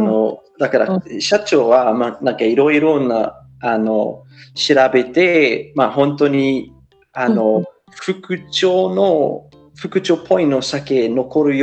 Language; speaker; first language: Japanese; non-native, fluent; English